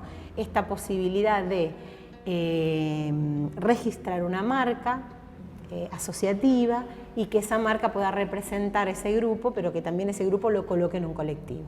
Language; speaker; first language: Spanish; native; Spanish